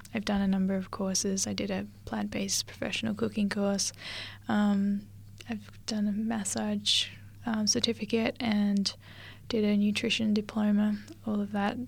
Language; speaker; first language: English; native; English